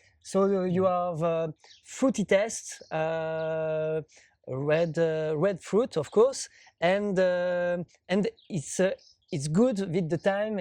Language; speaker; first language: English; non-native, learner; French